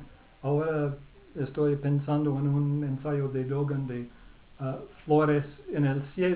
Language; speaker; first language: Spanish; non-native, fluent; English